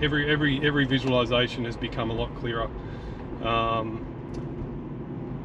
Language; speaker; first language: English; native; English